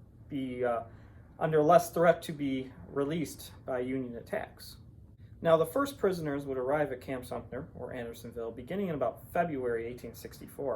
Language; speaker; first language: English; native; English